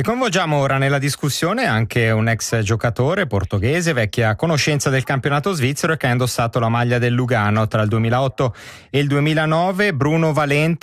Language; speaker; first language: Italian; native; Italian